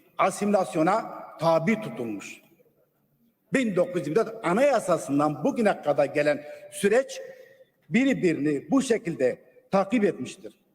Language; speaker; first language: Turkish; non-native, local second language; Kurdish